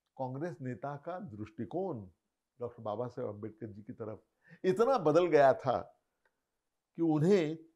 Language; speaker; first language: Hindi; non-native, local second language; Marathi